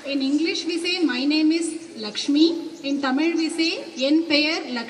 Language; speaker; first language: English; non-native, local second language; Tamil